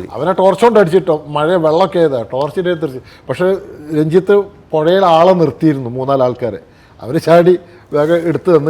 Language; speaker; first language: Malayalam; native; Malayalam